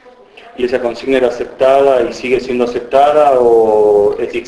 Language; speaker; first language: Spanish; native; Spanish